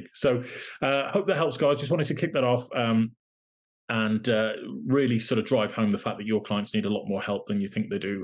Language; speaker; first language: English; native; English